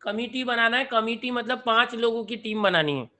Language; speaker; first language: Hindi; non-native, local second language; Marathi